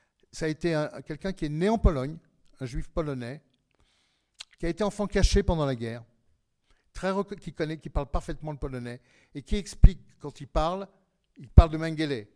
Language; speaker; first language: French; native; French